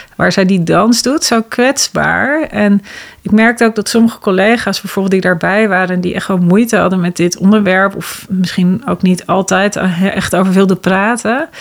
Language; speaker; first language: Dutch; native; Dutch